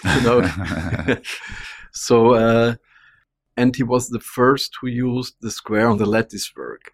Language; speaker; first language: English; non-native, fluent; German